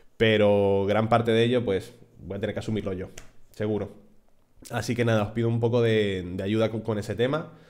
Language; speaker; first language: Spanish; native; Spanish